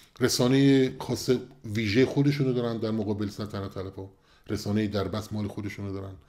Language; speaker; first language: Persian; non-native, local second language; Kurdish